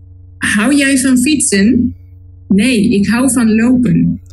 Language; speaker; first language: Dutch; non-native, learner; Spanish